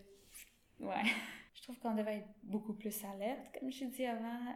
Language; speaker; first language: French; non-native, local second language; English